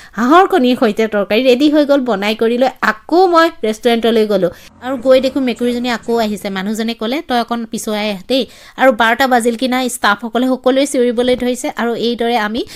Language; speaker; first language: Assamese; native; Assamese